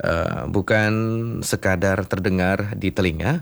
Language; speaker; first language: Indonesian; native; Indonesian